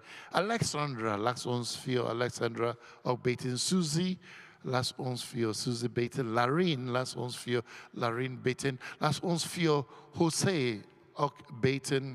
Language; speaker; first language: German; non-native, learner; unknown